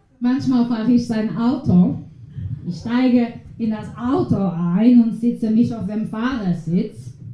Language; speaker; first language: German; non-native, learner; Portuguese